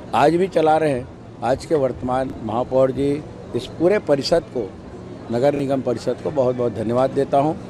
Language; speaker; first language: Hindi; native; Hindi